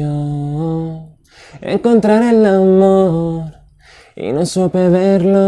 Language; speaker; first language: Spanish; non-native, fluent; Italian